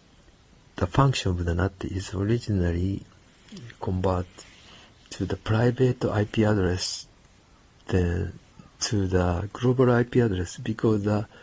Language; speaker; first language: English; non-native, learner; Japanese